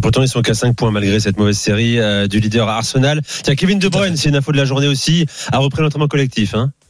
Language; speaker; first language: French; native; French